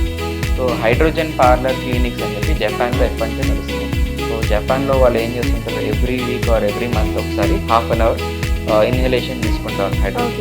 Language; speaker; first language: Telugu; native; Telugu